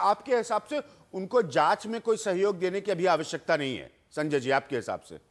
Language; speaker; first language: Hindi; native; Hindi